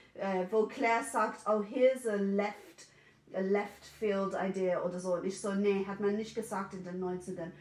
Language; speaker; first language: German; non-native, fluent; English